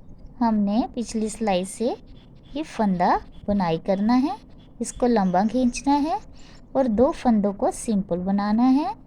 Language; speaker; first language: Hindi; non-native, local second language; Punjabi